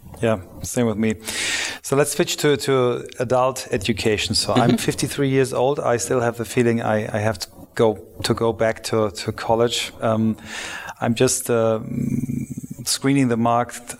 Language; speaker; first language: English; non-native, fluent; German